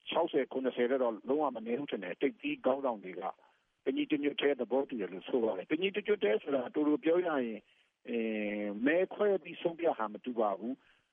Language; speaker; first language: Burmese; native; Burmese